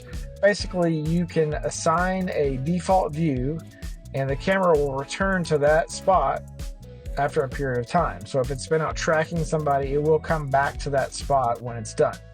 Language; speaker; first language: English; native; English